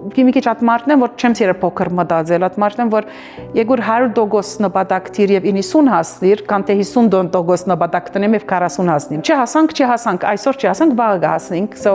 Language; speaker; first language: Armenian; early bilingual, heritage; Armenian